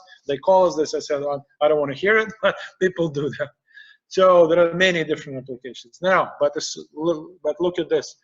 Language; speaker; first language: English; non-native, fluent; Russian